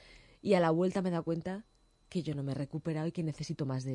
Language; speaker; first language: Spanish; native; Spanish